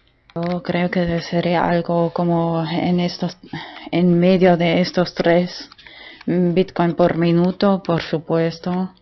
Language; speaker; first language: Spanish; non-native, fluent; German